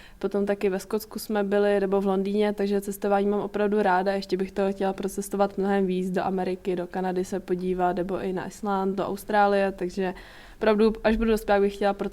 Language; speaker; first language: Czech; native; Czech